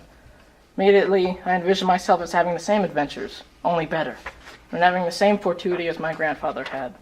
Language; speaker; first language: English; native; English